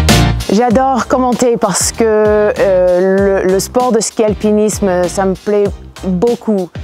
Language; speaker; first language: French; non-native, fluent; English